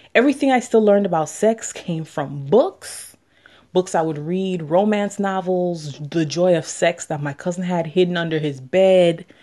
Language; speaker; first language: English; native; English